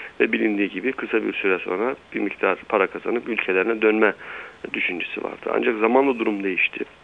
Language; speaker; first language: Turkish; native; Turkish